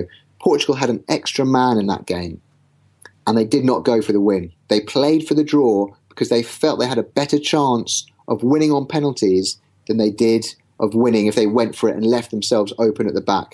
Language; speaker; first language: English; native; English